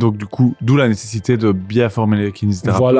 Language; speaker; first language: French; native; French